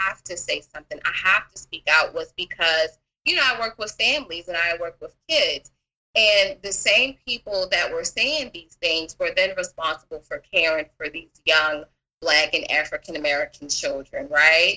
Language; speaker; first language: English; native; English